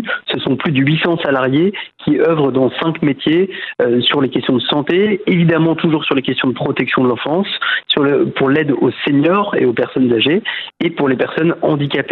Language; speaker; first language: French; native; French